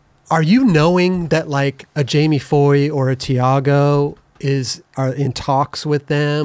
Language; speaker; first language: English; native; English